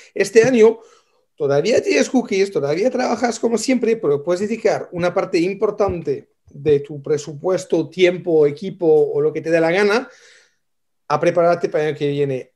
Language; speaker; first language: Spanish; non-native, fluent; French